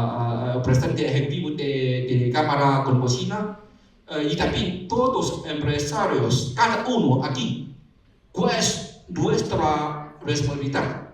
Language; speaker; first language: Spanish; non-native, learner; Chinese